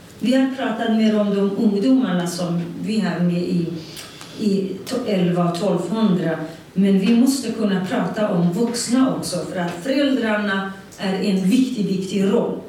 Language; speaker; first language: Swedish; non-native, fluent; Central Kurdish